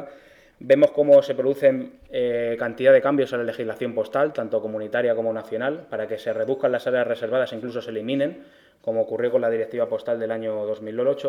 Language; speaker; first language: Spanish; native; Spanish